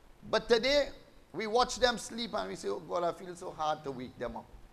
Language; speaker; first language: English; native; English